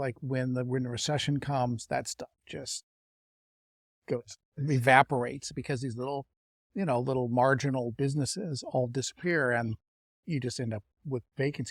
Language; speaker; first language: English; native; English